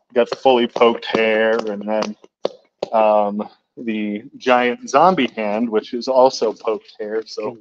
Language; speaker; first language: English; native; English